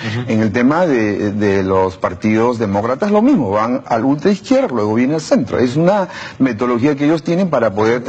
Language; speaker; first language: Spanish; non-native, local second language; Shipibo-Conibo